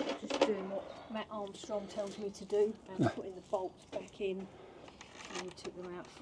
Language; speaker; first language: English; native; English